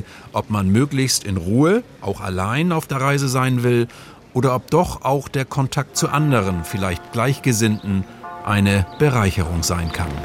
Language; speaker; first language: German; native; German